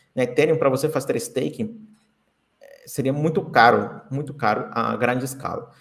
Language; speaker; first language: Portuguese; non-native, fluent; Spanish